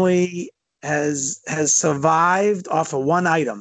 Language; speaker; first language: English; native; English